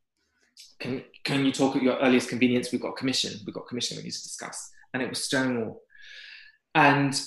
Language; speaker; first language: English; native; English